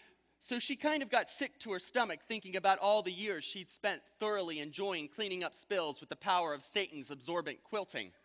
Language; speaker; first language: English; native; English